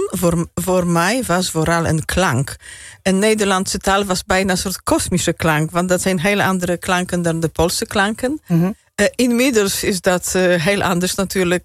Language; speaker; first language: Dutch; non-native, fluent; Polish